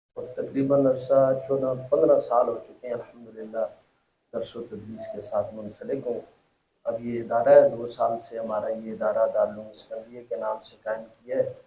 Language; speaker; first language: Urdu; non-native, local second language; Pahari-Potwari